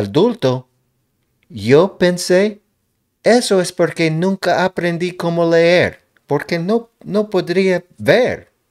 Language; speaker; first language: Spanish; non-native, learner; English